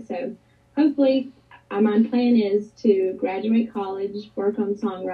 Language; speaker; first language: English; native; English